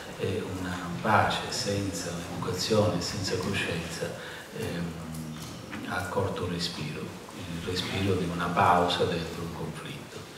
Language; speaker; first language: Italian; native; Italian